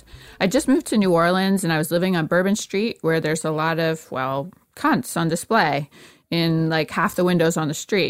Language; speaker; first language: English; native; English